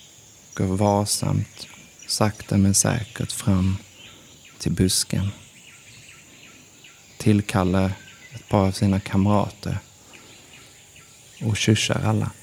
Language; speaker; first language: Swedish; native; Swedish